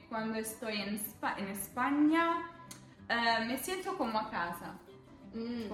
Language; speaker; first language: Spanish; non-native, fluent; Italian